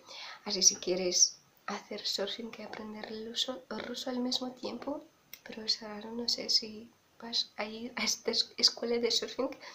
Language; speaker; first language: Spanish; non-native, fluent; Russian